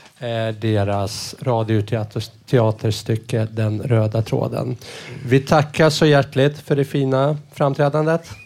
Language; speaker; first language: Swedish; native; Swedish